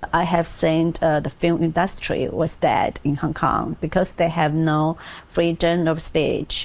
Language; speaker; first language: English; non-native, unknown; Chinese